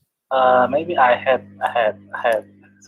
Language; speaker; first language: English; non-native, learner; Indonesian